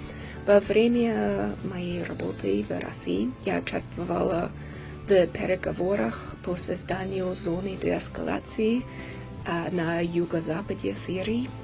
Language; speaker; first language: Russian; non-native, fluent; English